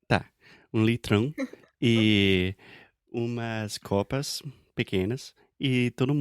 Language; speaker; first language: Portuguese; non-native, fluent; English